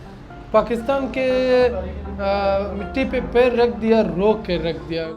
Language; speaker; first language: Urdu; non-native, local second language; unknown